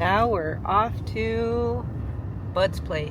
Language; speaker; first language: English; native; English